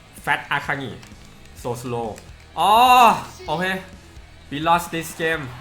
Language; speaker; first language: English; non-native, learner; Thai